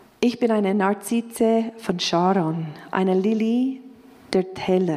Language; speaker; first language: German; non-native, fluent; English